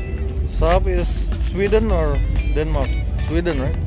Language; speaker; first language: English; non-native, learner; Indonesian